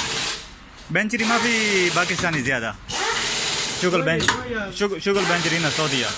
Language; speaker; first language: Arabic; non-native, learner; Punjabi